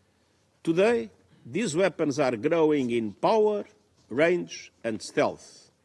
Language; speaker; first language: English; non-native, fluent; Portuguese